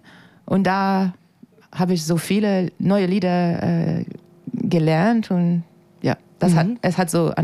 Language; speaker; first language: German; non-native, fluent; French